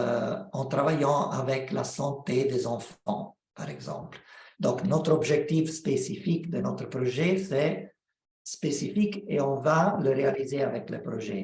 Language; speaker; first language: French; non-native, fluent; Italian